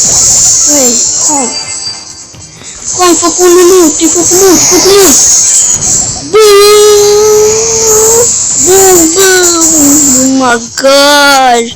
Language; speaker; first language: French; early bilingual, other home language; Romanian